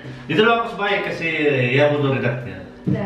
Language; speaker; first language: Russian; non-native, learner; Filipino